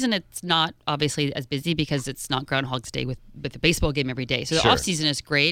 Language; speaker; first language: English; native; English